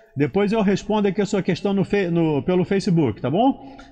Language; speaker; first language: Portuguese; native; Portuguese